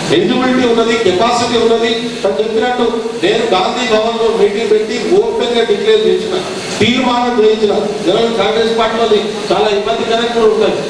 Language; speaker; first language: Telugu; non-native, local second language; Lambadi